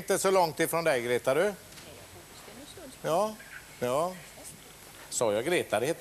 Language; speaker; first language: Swedish; native; Swedish